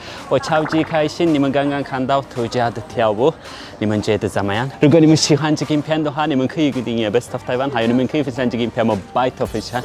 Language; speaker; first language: Chinese; non-native, fluent; Turkish